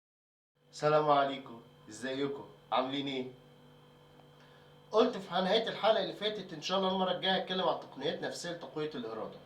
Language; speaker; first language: Arabic; native; Arabic